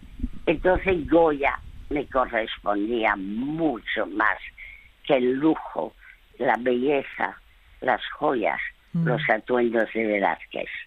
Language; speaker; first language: Spanish; early bilingual, other home language; French